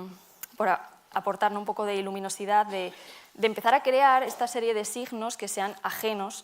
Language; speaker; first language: Spanish; native; Spanish